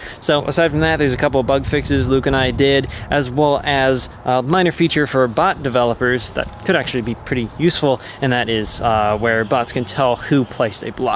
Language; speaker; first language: English; native; English